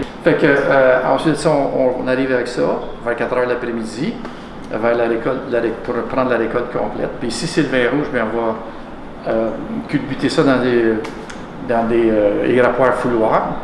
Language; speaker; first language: French; native; French